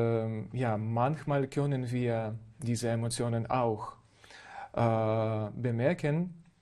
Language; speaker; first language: German; non-native, fluent; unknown